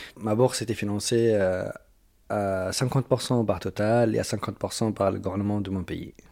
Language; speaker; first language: French; non-native, fluent; Arabic